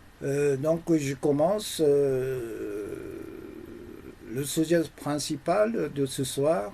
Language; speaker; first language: French; non-native, learner; Japanese